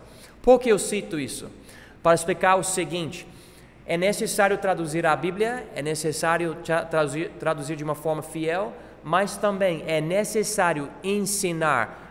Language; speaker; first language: Portuguese; non-native, fluent; English